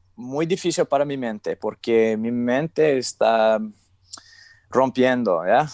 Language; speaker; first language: Spanish; non-native, learner; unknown